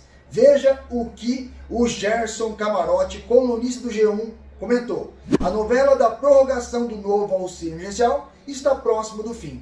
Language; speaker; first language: Portuguese; native; Portuguese